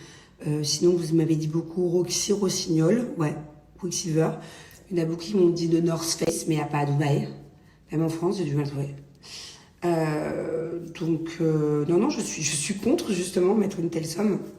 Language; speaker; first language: French; native; French